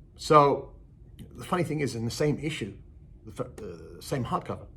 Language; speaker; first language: English; native; English